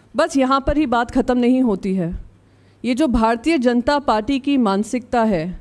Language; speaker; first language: Hindi; native; Hindi